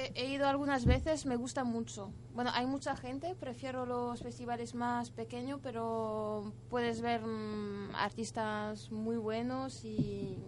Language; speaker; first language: Spanish; non-native, fluent; French